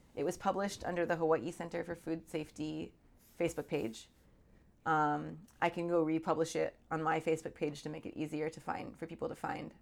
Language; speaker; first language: English; native; English